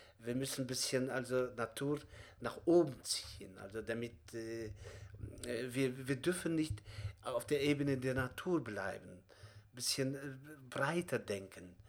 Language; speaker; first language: German; non-native, fluent; Kazakh